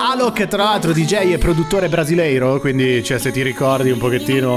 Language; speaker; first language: Italian; native; Italian